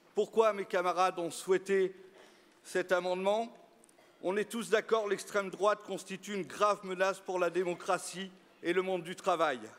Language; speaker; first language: French; native; French